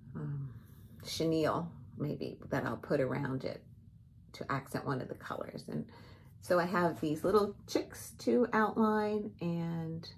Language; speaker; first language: English; native; English